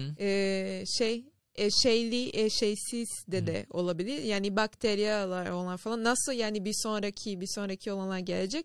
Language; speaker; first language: Turkish; non-native, learner; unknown